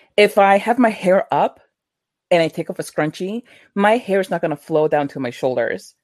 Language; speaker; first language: English; early bilingual, other home language; Spanish